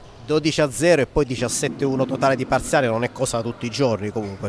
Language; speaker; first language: Italian; native; Italian